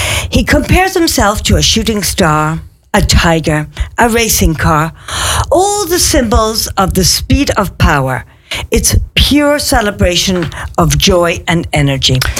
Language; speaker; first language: English; native; English